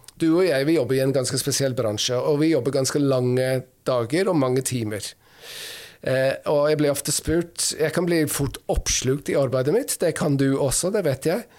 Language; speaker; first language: Norwegian; non-native, fluent; English